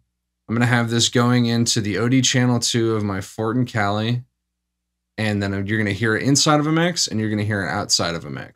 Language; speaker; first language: English; native; English